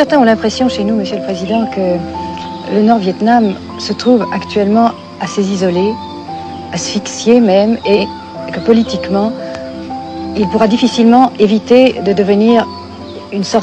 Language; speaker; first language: French; native; French